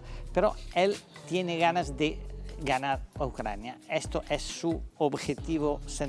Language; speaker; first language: Spanish; non-native, fluent; Italian